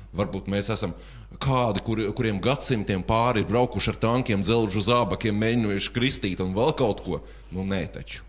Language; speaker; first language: Latvian; native; Latvian